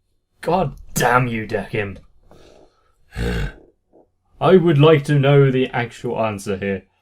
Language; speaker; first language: English; native; English